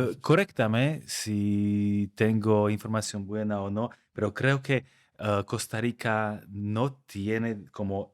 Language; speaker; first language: Spanish; non-native, fluent; Slovak